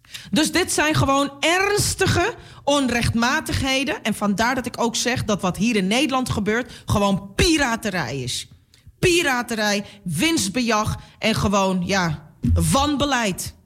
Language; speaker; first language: Dutch; native; Dutch